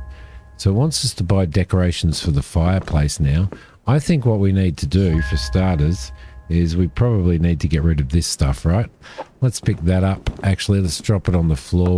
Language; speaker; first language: English; native; English